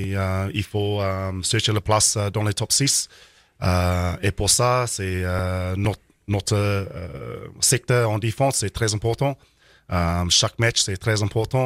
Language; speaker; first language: French; non-native, learner; English